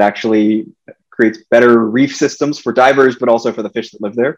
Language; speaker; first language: English; native; English